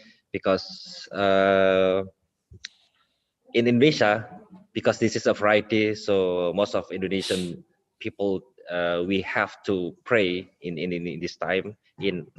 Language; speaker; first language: English; non-native, local second language; Indonesian